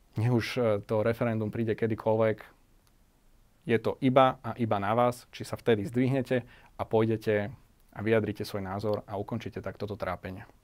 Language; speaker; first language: Slovak; native; Slovak